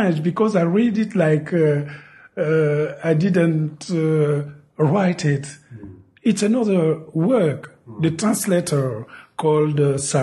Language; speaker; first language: English; non-native, fluent; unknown